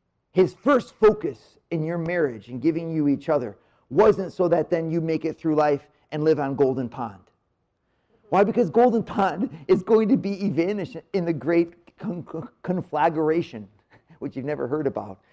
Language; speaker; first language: English; native; English